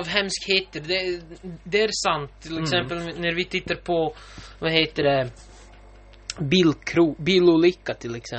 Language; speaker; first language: Swedish; non-native, local second language; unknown